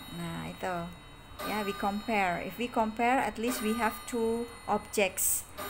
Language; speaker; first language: English; non-native, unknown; Indonesian